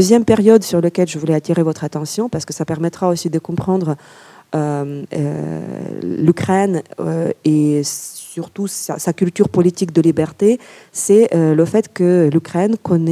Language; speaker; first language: French; non-native, fluent; Ukrainian